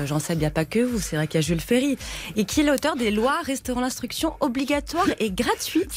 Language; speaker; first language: French; native; French